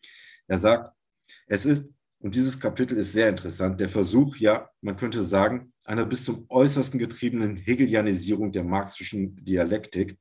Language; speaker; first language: German; native; German